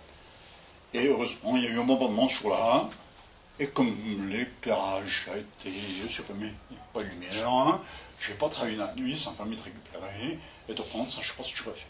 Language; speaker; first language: French; native; French